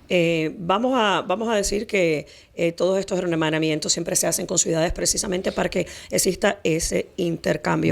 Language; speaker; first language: Spanish; native; Spanish